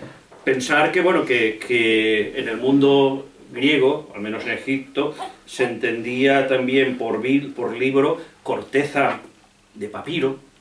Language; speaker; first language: Spanish; native; Spanish